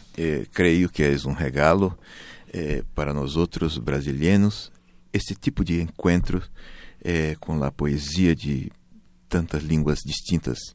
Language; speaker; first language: Spanish; non-native, learner; Portuguese